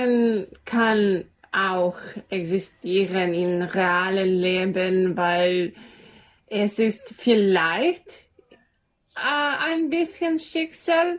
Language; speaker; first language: German; non-native, learner; Serbian